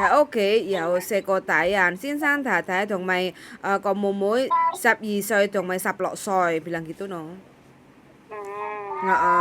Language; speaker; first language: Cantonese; non-native, learner; Javanese